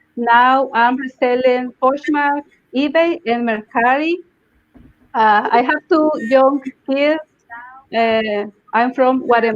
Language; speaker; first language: English; non-native, learner; Spanish